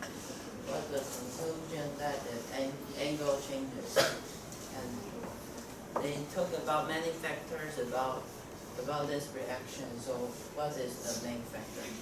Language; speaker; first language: English; non-native, learner; Chinese